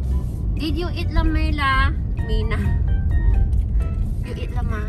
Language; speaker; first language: English; non-native, learner; Filipino